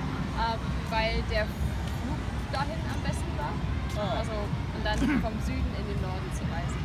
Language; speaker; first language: German; non-native, fluent; Norwegian